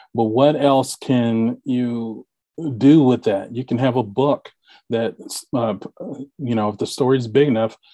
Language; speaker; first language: English; native; English